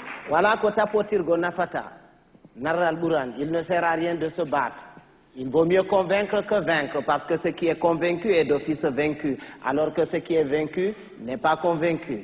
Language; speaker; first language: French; non-native, local second language; Fula